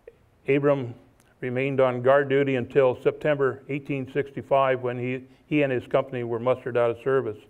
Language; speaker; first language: English; native; English